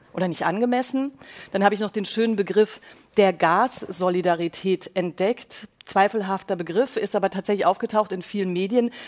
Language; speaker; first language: German; native; German